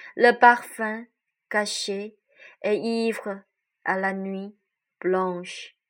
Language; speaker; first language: French; non-native, learner; Chinese